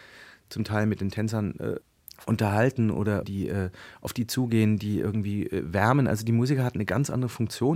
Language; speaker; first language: German; native; German